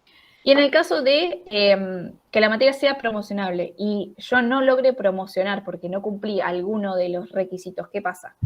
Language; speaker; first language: Spanish; native; Spanish